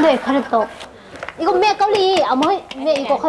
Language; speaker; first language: Korean; non-native, local second language; Lao